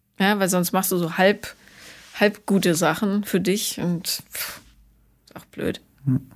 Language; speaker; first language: German; native; German